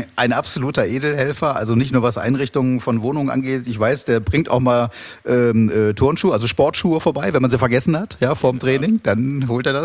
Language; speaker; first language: German; native; German